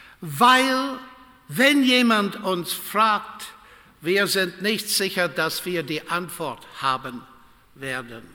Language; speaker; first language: German; non-native, fluent; English